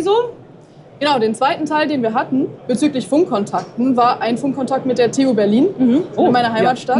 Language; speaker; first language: German; native; German